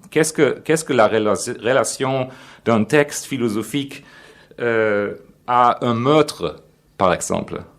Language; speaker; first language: French; non-native, fluent; German